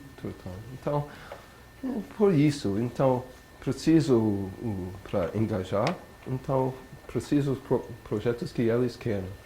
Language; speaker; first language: Portuguese; non-native, learner; English